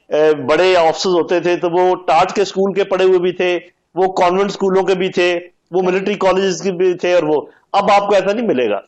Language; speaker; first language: Urdu; native; Urdu